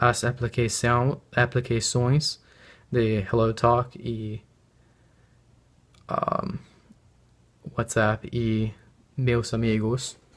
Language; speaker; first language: Portuguese; non-native, learner; English